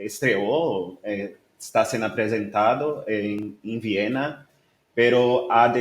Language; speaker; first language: Spanish; non-native, learner; Portuguese